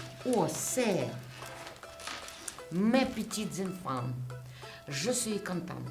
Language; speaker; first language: French; non-native, learner; Russian